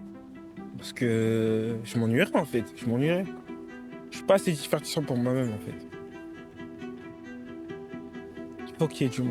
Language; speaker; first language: French; native; French